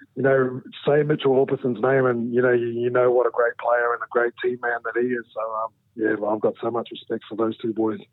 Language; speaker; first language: English; native; English